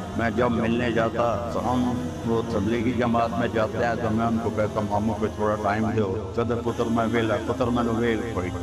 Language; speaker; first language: Urdu; non-native, local second language; Punjabi